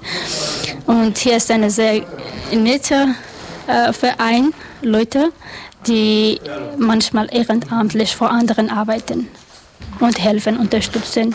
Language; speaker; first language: German; non-native, learner; Persian